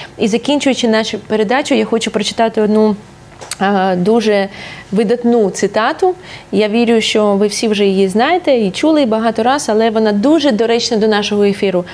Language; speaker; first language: Ukrainian; non-native, local second language; Russian